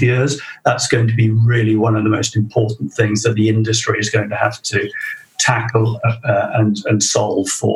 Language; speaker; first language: English; native; English